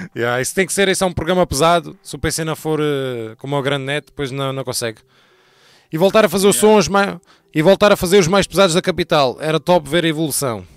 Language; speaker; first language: Portuguese; early bilingual, heritage; Portuguese